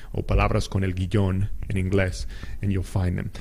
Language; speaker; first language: English; native; English